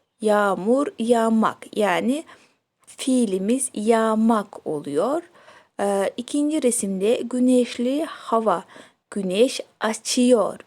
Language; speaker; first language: Turkish; non-native, fluent; Kyrgyz